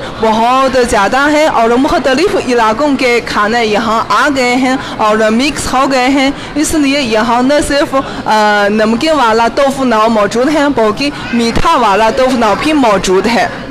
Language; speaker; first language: Hindi; non-native, fluent; Chinese